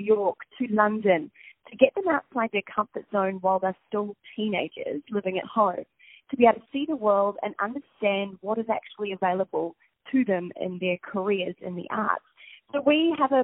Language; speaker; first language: English; native; English